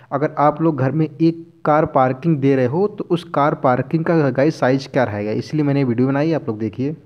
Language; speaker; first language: Hindi; native; Hindi